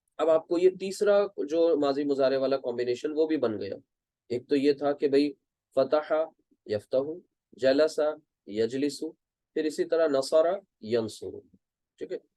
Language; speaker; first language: Urdu; native; Urdu